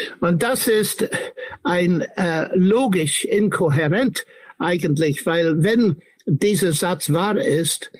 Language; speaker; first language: German; non-native, fluent; English